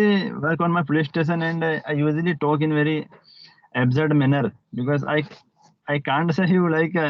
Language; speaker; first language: English; non-native, local second language; Hindi